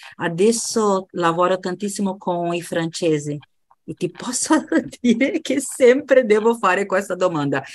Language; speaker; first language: Italian; non-native, fluent; Portuguese